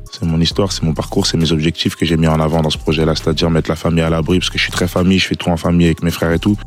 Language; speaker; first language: French; early bilingual, other home language; Lingala